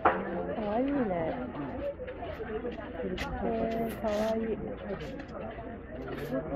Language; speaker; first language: Japanese; non-native, fluent; Chinese